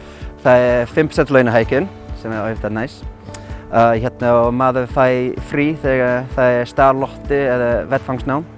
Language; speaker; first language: Icelandic; non-native, fluent; English